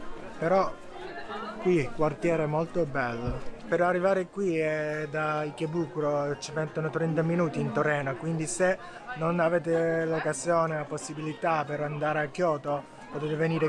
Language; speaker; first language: Italian; non-native, learner; Japanese